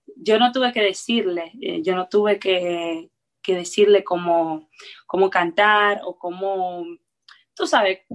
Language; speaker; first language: Spanish; early bilingual, heritage; Spanish